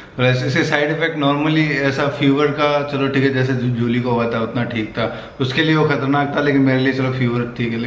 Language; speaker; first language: Hindi; native; Hindi